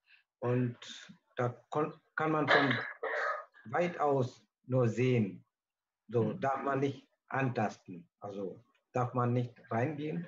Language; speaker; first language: German; non-native, learner; Tamil